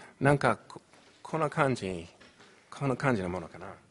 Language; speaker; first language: Japanese; non-native, fluent; Chinese